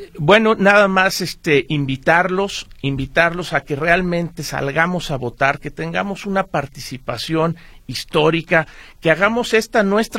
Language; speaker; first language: Spanish; native; Spanish